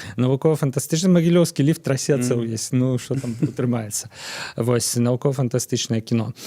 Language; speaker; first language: Belarusian; native; Belarusian